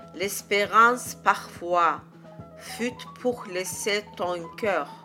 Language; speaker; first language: French; non-native, fluent; Azerbaijani